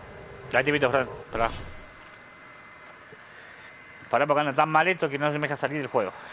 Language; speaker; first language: Spanish; native; Spanish